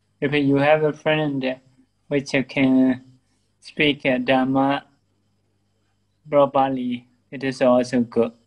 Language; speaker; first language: English; non-native, learner; Burmese